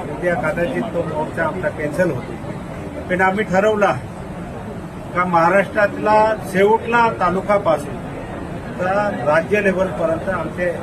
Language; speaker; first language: Marathi; non-native, local second language; Bhili